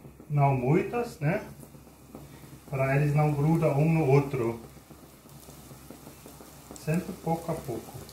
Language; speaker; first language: Portuguese; non-native, fluent; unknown